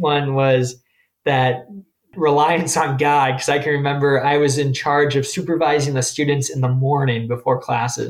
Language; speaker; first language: English; native; English